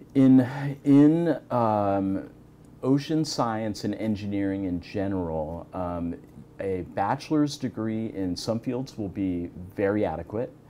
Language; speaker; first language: English; native; English